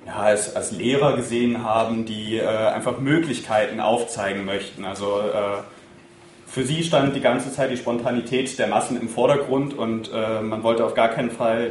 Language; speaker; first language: German; native; German